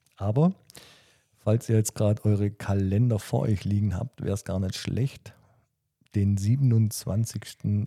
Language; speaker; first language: German; native; German